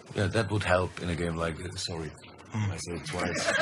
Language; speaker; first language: English; non-native, fluent; German